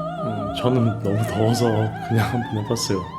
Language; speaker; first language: Korean; native; Korean